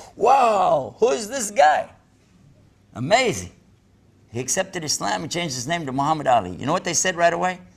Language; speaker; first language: English; native; English